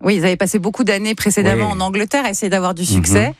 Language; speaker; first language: French; native; French